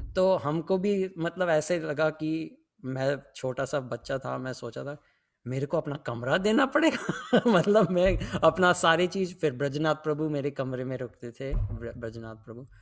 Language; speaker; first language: Hindi; early bilingual, heritage; Hindi